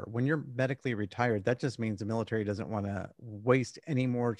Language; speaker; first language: English; native; English